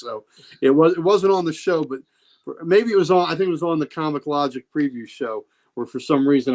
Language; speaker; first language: English; native; English